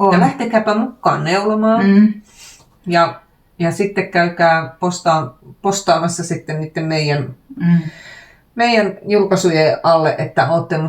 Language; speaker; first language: Finnish; native; Finnish